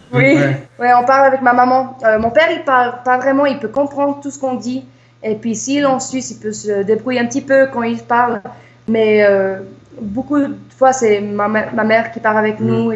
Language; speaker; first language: French; early bilingual, heritage; English